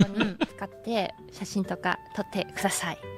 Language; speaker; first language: Japanese; non-native, fluent; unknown